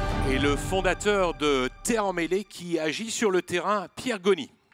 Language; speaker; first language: French; native; French